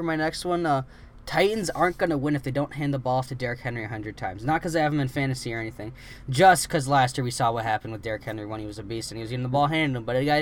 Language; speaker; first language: English; native; English